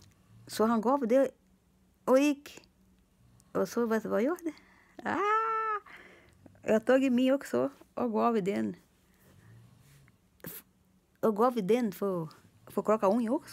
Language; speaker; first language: Swedish; non-native, learner; Portuguese